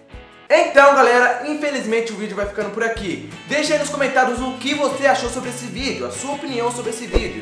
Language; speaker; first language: Portuguese; native; Portuguese